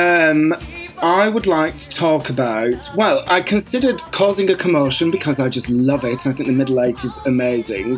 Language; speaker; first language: English; native; English